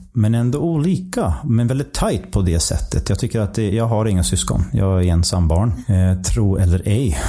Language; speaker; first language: Swedish; non-native, fluent; English